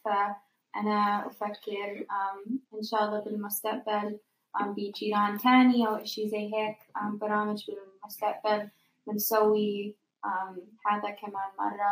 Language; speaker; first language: Arabic; non-native, learner; English